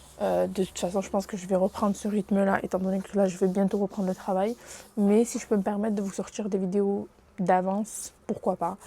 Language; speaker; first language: French; native; French